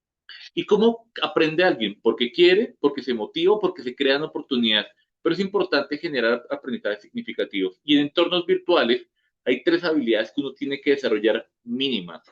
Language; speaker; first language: Spanish; native; Spanish